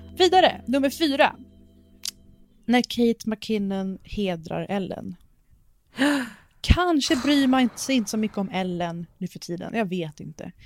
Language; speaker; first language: Swedish; early bilingual, other home language; Persian